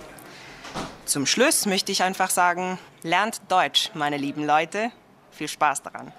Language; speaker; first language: German; non-native, fluent; Afrikaans